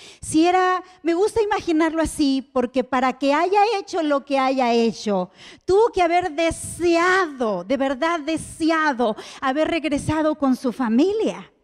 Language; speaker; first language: Spanish; native; Spanish